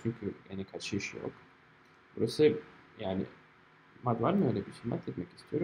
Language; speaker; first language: Turkish; non-native, fluent; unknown